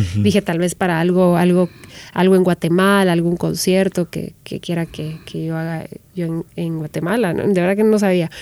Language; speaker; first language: Spanish; native; Spanish